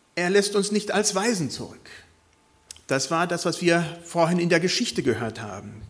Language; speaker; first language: German; native; German